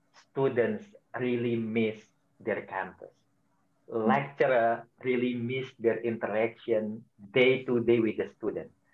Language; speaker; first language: English; non-native, fluent; Indonesian